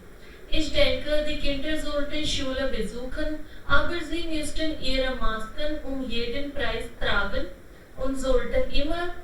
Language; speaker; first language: German; non-native, learner; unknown